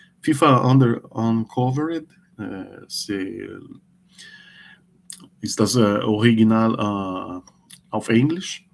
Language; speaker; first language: German; non-native, learner; Portuguese